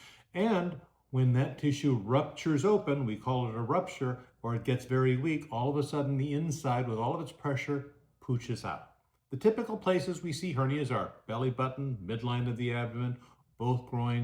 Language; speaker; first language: English; native; English